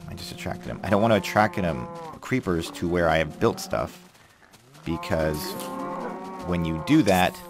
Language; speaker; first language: English; native; English